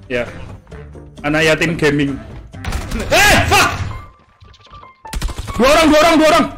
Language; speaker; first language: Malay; non-native, local second language; Javanese